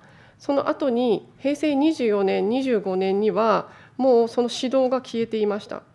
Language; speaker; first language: Japanese; native; Japanese